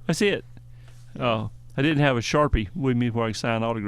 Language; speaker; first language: English; native; English